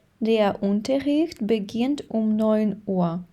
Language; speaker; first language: German; non-native, fluent; Ukrainian